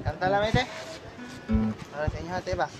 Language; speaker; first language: Filipino; non-native, local second language; Cebuano